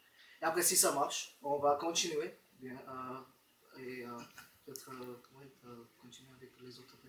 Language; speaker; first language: French; non-native, fluent; Romanian